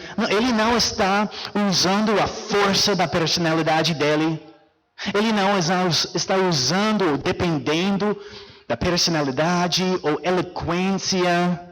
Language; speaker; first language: Portuguese; non-native, fluent; English